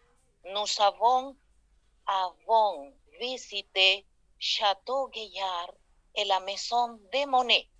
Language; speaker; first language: French; non-native, fluent; Spanish